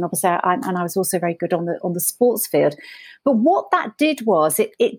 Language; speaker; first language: English; native; English